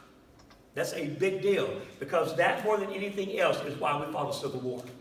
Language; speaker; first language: English; native; English